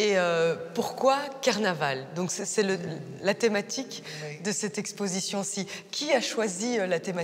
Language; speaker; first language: French; native; French